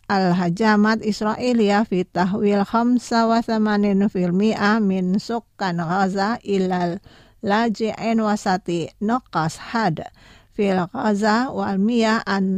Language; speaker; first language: Arabic; non-native, fluent; Indonesian